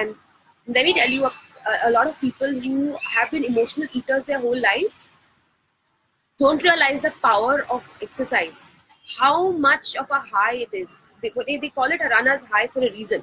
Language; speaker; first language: English; non-native, local second language; Hindi